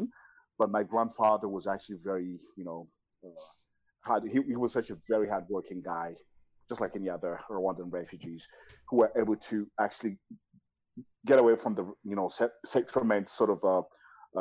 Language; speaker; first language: English; non-native, local second language; Kinyarwanda